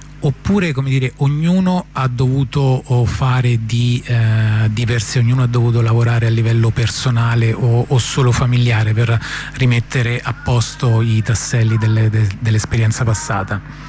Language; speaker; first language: Italian; native; Italian